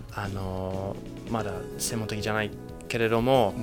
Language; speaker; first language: Japanese; non-native, fluent; English